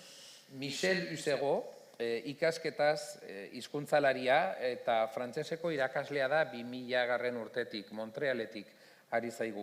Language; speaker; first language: Basque; native; Basque